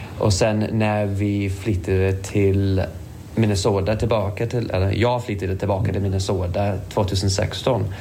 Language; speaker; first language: Swedish; non-native, fluent; English